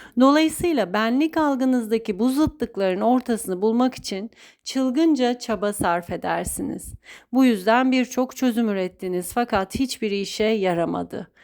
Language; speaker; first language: Turkish; native; Turkish